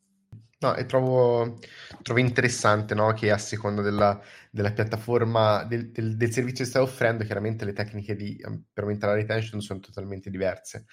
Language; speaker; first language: Italian; native; Italian